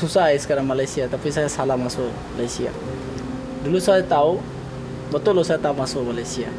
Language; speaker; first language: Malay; non-native, learner; Bangla